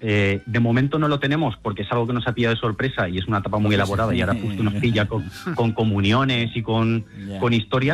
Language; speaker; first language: Spanish; native; Spanish